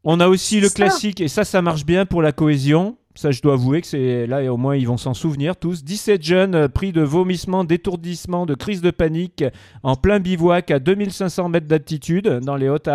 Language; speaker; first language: French; native; French